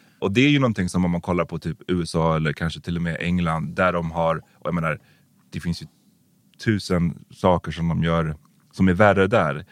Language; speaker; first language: Swedish; early bilingual, other home language; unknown